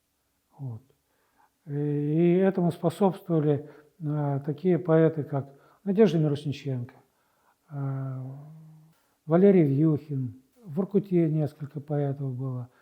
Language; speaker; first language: Russian; native; Russian